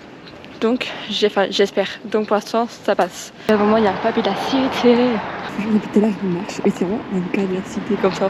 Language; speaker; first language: French; native; French